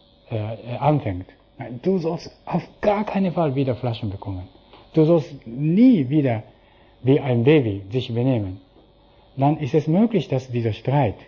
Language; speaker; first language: German; non-native, fluent; Japanese